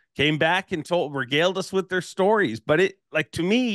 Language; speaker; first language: English; native; English